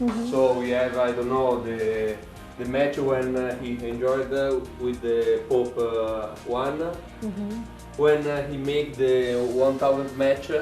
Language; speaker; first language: English; non-native, learner; Italian